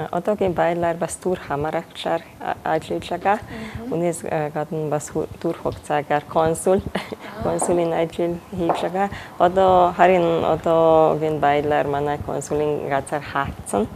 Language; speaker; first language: Mongolian; non-native, fluent; Hungarian